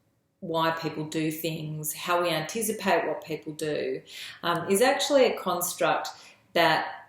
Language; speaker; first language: English; native; English